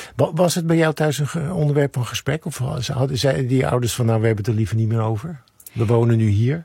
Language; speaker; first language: Dutch; native; Dutch